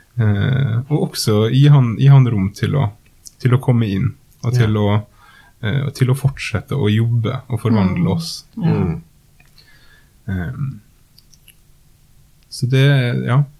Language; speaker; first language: Norwegian; native; Norwegian